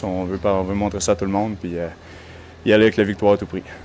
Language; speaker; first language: French; native; French